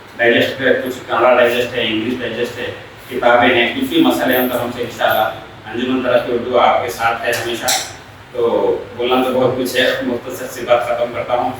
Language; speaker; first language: Urdu; native; Urdu